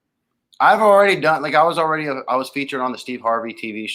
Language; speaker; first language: English; native; English